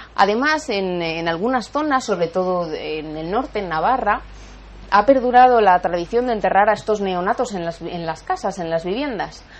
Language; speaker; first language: Spanish; native; Spanish